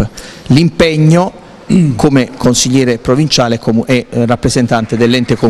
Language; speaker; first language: Italian; native; Italian